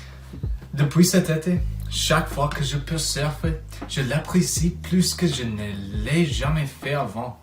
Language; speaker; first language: French; non-native, fluent; English